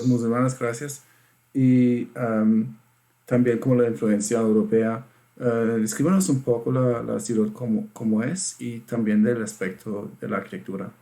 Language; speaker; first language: Spanish; non-native, fluent; German